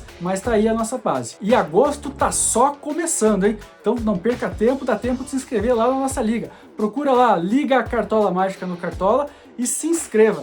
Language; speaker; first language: Portuguese; native; Portuguese